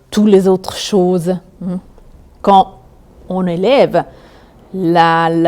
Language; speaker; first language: French; non-native, learner; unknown